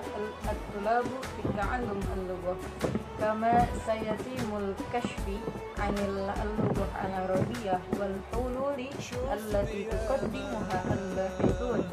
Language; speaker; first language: Arabic; non-native, learner; Indonesian